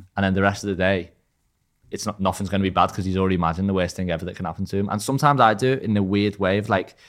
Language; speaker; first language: English; native; English